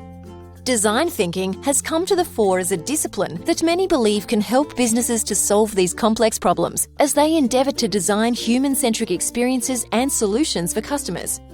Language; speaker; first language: English; native; English